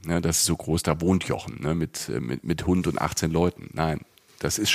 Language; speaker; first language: German; native; German